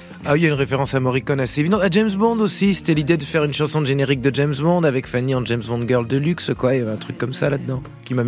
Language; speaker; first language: French; native; French